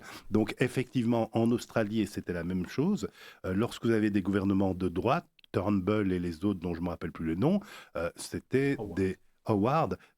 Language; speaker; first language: French; native; French